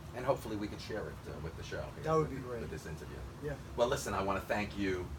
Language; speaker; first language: English; native; English